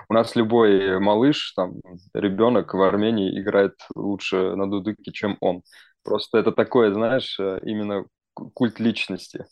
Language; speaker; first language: Russian; early bilingual, other home language; Armenian